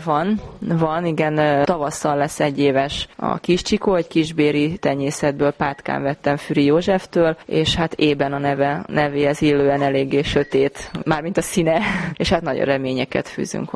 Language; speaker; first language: Hungarian; native; Hungarian